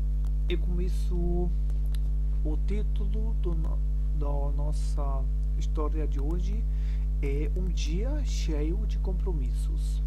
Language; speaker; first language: Portuguese; non-native, learner; German